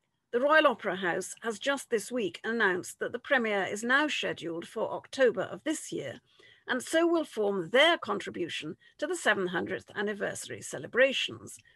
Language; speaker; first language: English; native; English